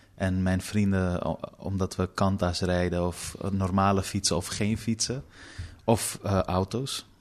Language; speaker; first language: Dutch; early bilingual, other home language; Persian